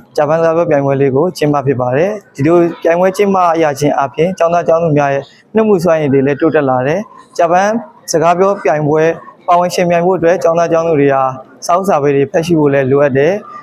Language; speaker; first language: Burmese; native; Burmese